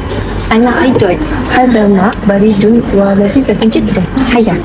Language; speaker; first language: Arabic; non-native, learner; Malay